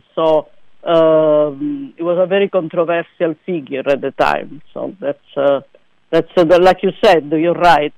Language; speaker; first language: English; non-native, fluent; Italian